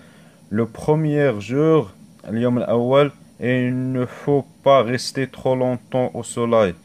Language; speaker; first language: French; non-native, local second language; Arabic